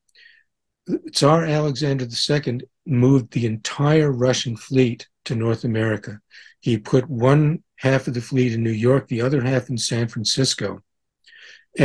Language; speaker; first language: English; native; English